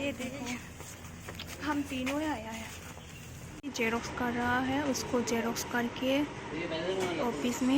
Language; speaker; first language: Hindi; non-native, local second language; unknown